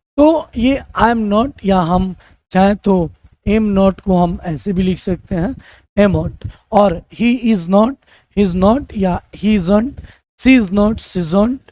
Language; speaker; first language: Hindi; native; Hindi